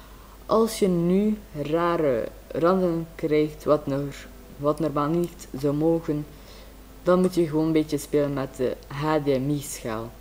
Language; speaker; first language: Dutch; native; Dutch